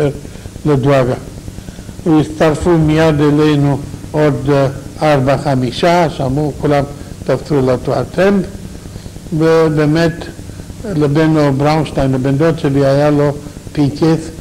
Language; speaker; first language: Hebrew; non-native, fluent; Romanian